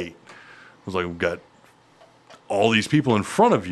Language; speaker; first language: English; native; English